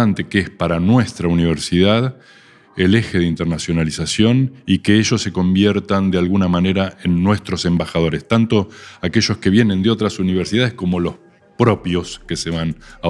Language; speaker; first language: Spanish; native; Spanish